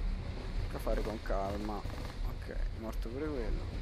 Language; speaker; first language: Italian; native; Italian